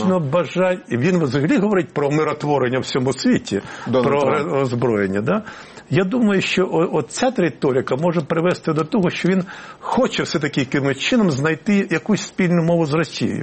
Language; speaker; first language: Ukrainian; native; Ukrainian